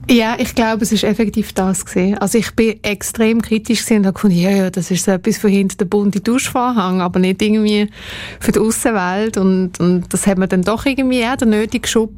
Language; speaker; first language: German; early bilingual, other home language; Spanish